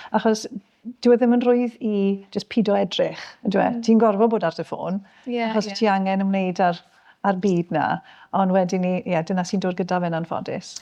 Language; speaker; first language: Welsh; native; Welsh